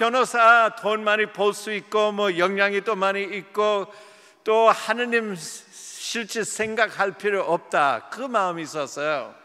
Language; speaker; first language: Korean; non-native, fluent; English